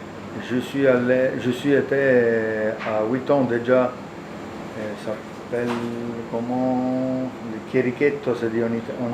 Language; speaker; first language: French; non-native, learner; Italian